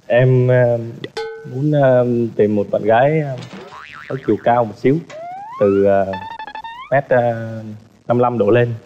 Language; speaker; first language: Vietnamese; native; Vietnamese